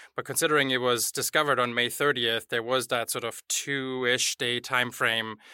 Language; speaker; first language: English; non-native, fluent; German